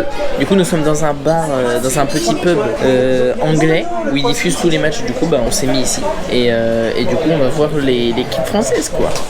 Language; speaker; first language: French; native; French